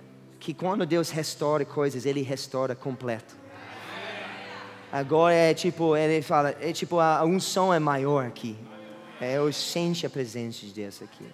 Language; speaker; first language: Portuguese; non-native, fluent; English